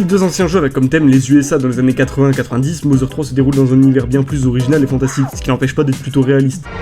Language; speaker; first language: French; native; French